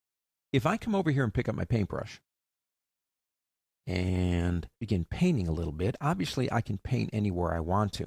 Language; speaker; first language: English; native; English